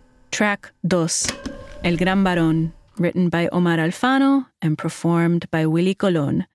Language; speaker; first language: English; early bilingual, other home language; Spanish